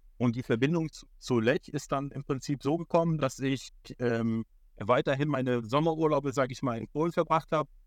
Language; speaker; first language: German; early bilingual, other home language; Polish